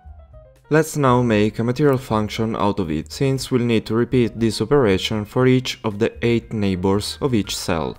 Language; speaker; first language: English; non-native, fluent; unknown